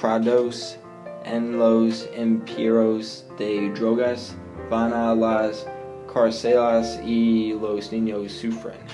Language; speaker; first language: Spanish; non-native, learner; English